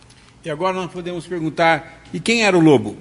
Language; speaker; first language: Portuguese; native; Portuguese